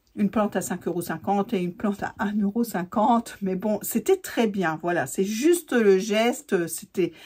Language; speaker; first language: French; native; French